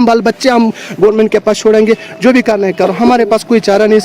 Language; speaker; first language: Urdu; non-native, local second language; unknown